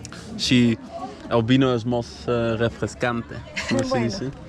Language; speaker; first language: Spanish; non-native, learner; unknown